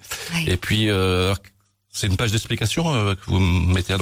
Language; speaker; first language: French; native; French